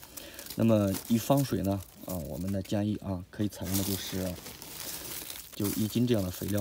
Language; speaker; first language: Chinese; native; Chinese